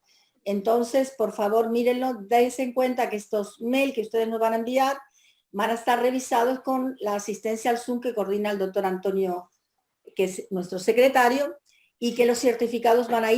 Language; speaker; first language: Spanish; native; Spanish